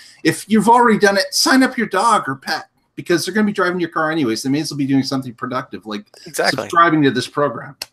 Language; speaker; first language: English; native; English